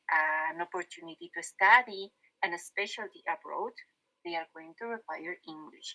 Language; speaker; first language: English; non-native, fluent; Spanish